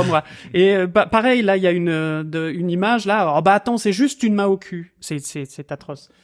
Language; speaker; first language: French; native; French